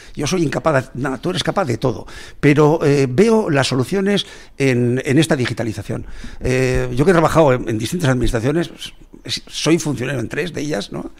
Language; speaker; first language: Spanish; native; Spanish